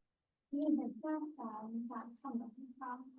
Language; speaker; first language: Chinese; non-native, learner; English